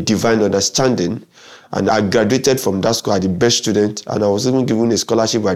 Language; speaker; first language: English; non-native, local second language; Yoruba